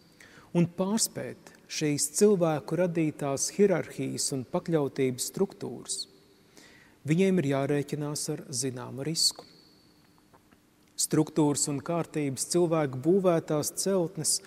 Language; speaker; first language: Latvian; native; Latvian